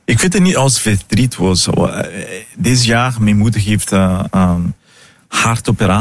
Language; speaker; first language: Dutch; non-native, fluent; Portuguese